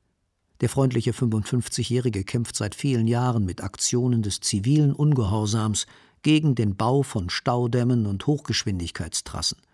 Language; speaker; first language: German; native; German